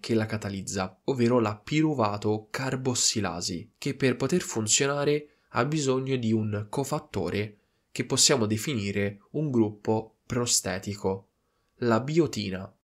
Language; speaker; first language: Italian; native; Italian